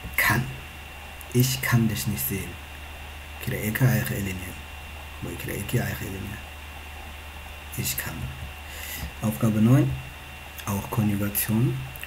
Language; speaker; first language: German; non-native, fluent; Tigrinya